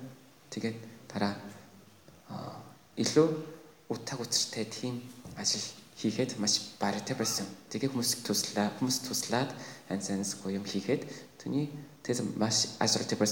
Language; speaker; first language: Mongolian; non-native, fluent; Korean